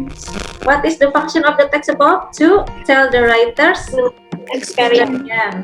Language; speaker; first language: English; non-native, fluent; Indonesian